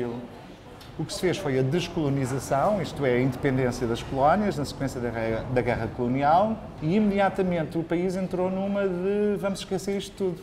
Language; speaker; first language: Portuguese; native; Portuguese